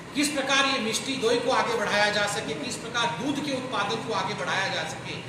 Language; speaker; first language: Hindi; non-native, local second language; Odia